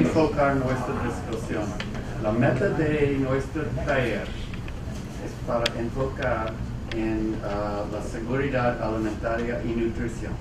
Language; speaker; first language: Spanish; non-native, fluent; English